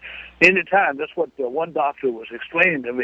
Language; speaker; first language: English; native; English